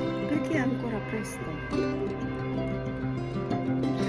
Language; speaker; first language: Italian; non-native, fluent; Filipino